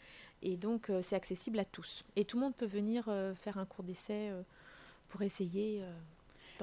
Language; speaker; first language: French; native; French